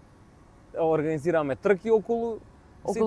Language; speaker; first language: Macedonian; native; Macedonian